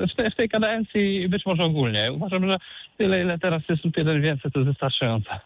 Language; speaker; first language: Polish; native; Polish